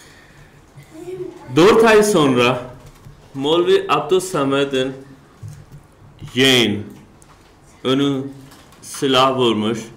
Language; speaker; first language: Turkish; non-native, learner; Urdu